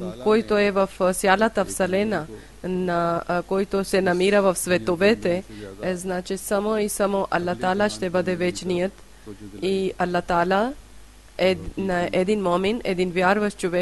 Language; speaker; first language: Bulgarian; non-native, learner; Urdu